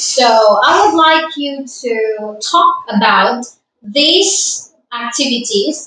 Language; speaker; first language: English; non-native, fluent; Vietnamese